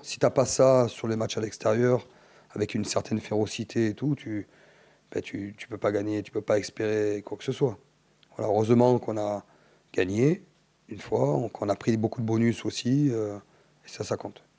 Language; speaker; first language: French; native; French